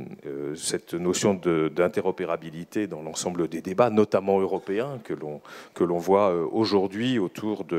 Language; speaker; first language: French; native; French